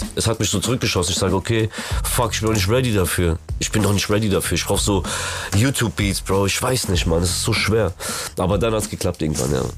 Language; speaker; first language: German; early bilingual, other home language; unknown